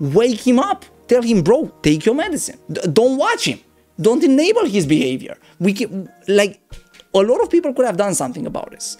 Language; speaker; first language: English; non-native, fluent; Romanian